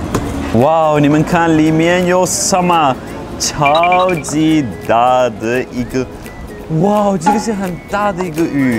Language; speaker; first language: Chinese; non-native, fluent; Turkish